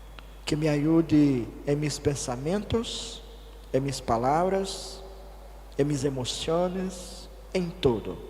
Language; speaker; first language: Spanish; non-native, fluent; Portuguese